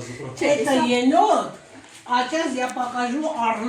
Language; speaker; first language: Russian; non-native, local second language; Armenian